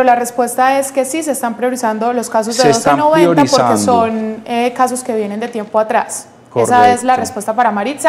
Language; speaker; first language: Spanish; native; Spanish